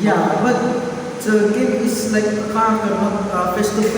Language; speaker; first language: English; non-native, learner; Indonesian